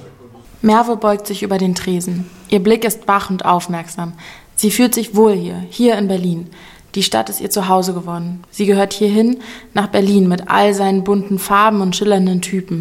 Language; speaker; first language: German; native; German